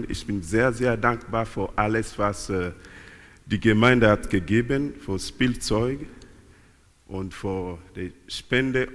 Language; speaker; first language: German; non-native, learner; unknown